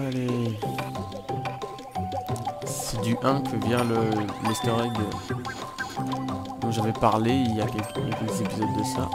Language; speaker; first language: French; native; French